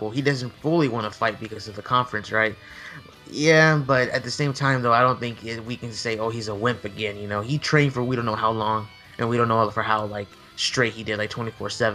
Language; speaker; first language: English; native; English